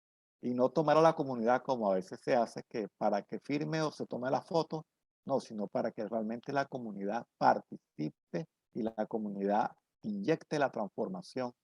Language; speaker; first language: Spanish; native; Spanish